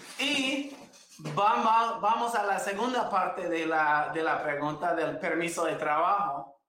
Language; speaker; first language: Spanish; non-native, fluent; English